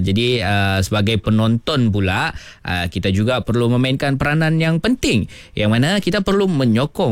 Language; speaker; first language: Malay; native; Malay